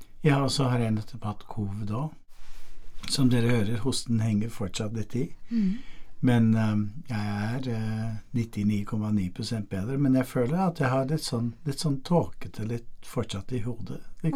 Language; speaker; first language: Norwegian; non-native, fluent; English